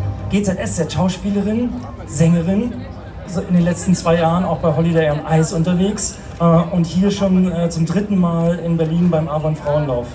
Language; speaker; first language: German; native; German